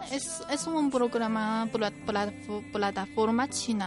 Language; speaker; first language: Spanish; non-native, fluent; Chinese